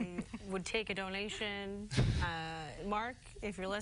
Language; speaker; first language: English; native; English